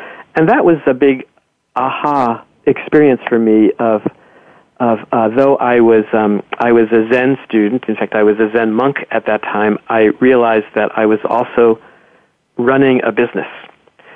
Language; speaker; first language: English; native; English